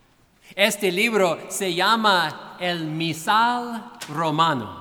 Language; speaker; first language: Spanish; non-native, fluent; English